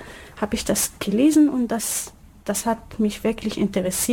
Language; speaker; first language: German; non-native, learner; Arabic